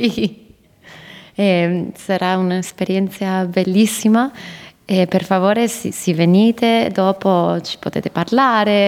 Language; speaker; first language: Italian; non-native, fluent; English